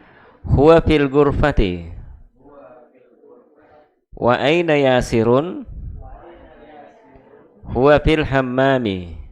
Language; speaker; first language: Arabic; non-native, fluent; Indonesian